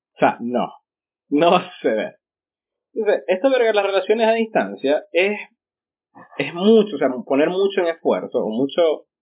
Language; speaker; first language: Spanish; native; Spanish